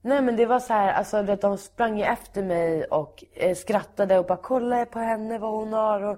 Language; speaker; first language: Swedish; native; Swedish